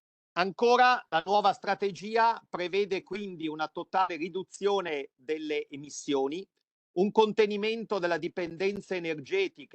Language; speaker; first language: Italian; native; Italian